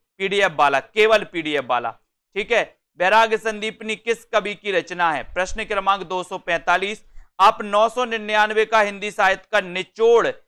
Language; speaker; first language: Hindi; native; Hindi